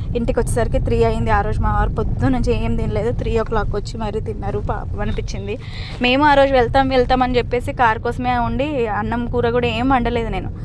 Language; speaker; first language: Telugu; native; Telugu